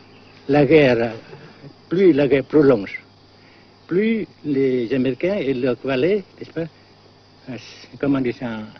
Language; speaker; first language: French; non-native, local second language; Vietnamese